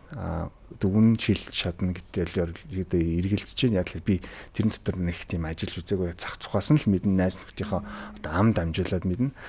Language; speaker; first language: Mongolian; native; Mongolian